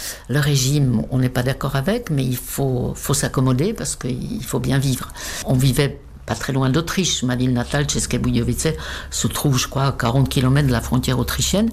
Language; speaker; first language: French; non-native, fluent; Czech